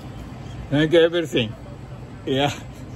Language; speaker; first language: English; non-native, learner; Japanese